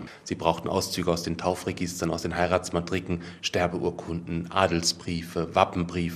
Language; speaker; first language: German; native; German